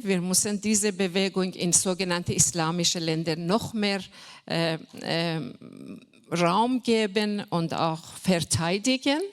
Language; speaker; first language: German; non-native, fluent; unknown